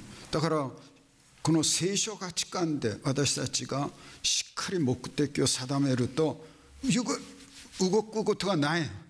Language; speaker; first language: Japanese; non-native, fluent; Korean